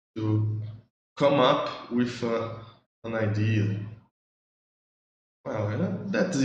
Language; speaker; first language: English; non-native, learner; Portuguese